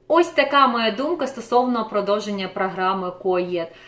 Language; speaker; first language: Ukrainian; non-native, local second language; Russian